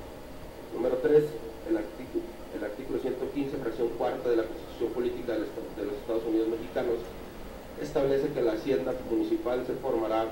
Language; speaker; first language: Spanish; native; Spanish